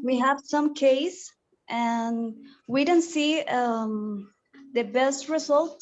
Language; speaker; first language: English; non-native, learner; Spanish